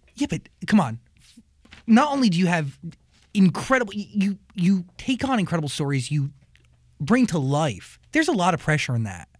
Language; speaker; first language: English; native; English